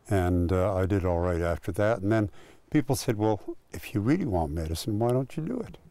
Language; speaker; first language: English; native; English